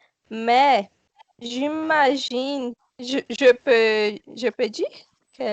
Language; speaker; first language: French; non-native, learner; Portuguese